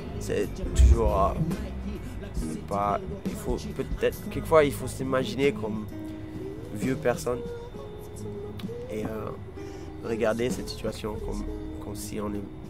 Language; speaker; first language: French; non-native, fluent; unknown